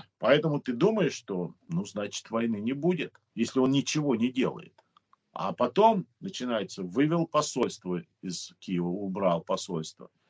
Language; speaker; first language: Russian; native; Russian